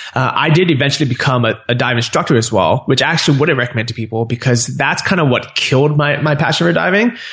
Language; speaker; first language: English; native; English